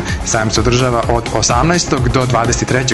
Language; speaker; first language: Serbian; native; Serbian